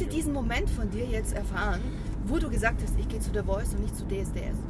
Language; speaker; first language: German; early bilingual, other home language; Bosnian